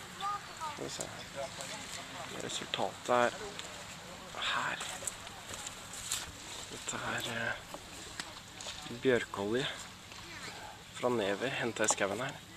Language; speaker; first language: Norwegian; native; Norwegian